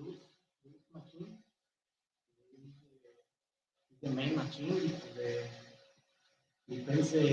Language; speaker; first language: English; non-native, learner; Spanish